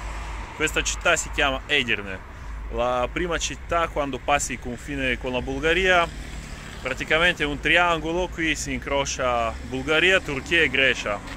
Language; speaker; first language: Italian; non-native, fluent; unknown